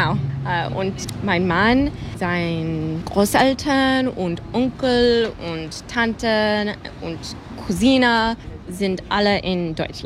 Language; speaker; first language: German; non-native, learner; English